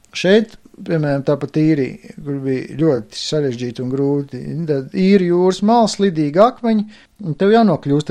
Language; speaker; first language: Latvian; native; Latvian